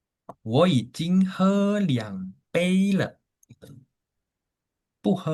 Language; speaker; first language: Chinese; non-native, fluent; Indonesian